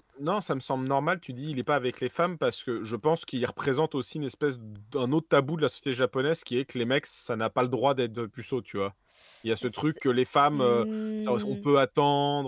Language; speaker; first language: French; native; French